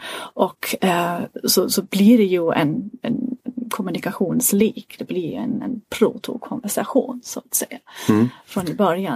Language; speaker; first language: Swedish; non-native, fluent; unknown